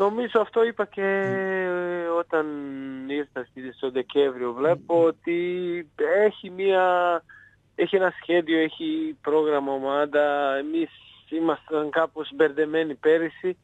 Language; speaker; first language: Greek; non-native, fluent; Serbian